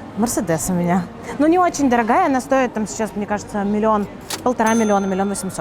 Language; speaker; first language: Russian; native; Russian